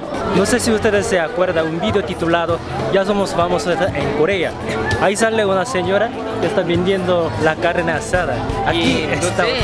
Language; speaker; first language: Spanish; non-native, fluent; Korean